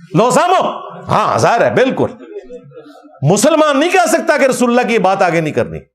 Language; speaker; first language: Urdu; non-native, local second language; Punjabi